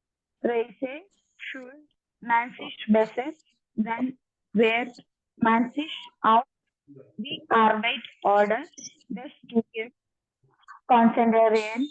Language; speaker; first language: German; non-native, learner; Malayalam